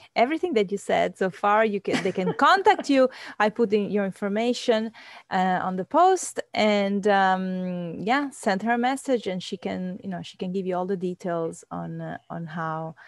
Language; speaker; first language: English; non-native, fluent; Italian